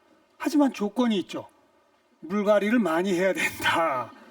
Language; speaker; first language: Korean; native; Korean